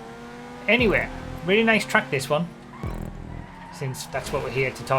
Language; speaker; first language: English; native; English